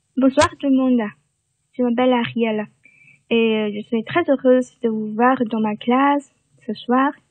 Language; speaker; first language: French; non-native, fluent; Chinese